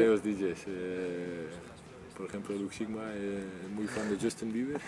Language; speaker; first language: Spanish; non-native, fluent; Dutch